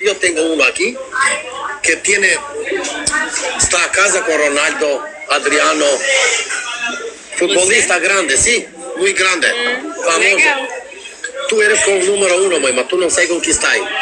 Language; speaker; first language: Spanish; non-native, learner; Albanian